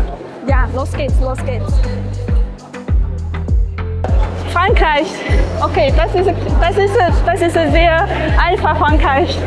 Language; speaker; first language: German; non-native, learner; Chinese